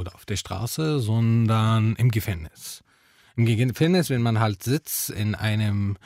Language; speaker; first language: German; non-native, fluent; Arabic